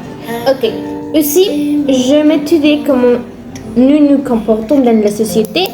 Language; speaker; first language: French; non-native, learner; Spanish